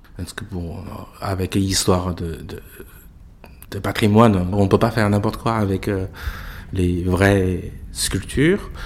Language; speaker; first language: French; non-native, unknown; Chinese